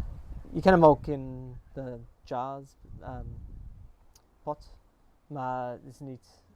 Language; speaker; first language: Dutch; early bilingual, heritage; English